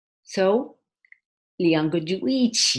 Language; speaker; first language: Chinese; early bilingual, heritage; Chinese